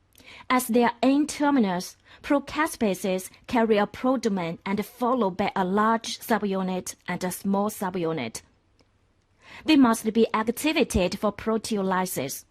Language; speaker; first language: English; non-native, fluent; Chinese